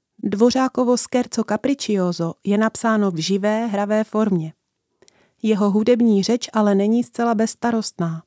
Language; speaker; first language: Czech; native; Czech